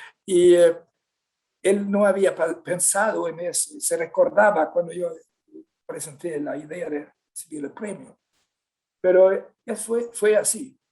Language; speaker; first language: Spanish; non-native, fluent; Swedish